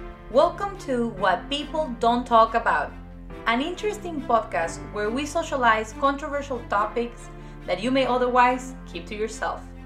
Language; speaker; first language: English; non-native, fluent; Spanish